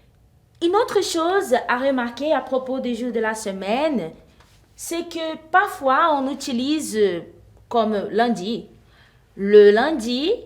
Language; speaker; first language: French; non-native, fluent; Portuguese